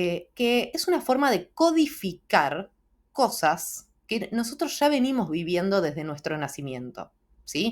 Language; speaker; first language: Spanish; native; Spanish